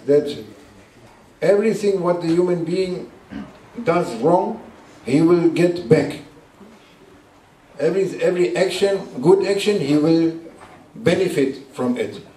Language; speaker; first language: English; non-native, fluent; German